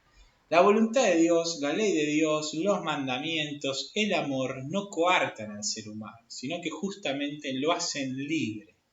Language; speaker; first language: Spanish; native; Spanish